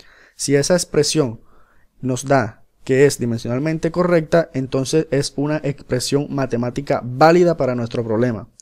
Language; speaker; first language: Spanish; native; Spanish